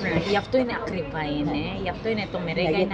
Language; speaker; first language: Greek; non-native, learner; Filipino